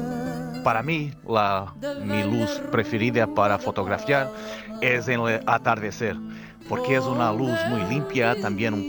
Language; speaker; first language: Spanish; non-native, fluent; Portuguese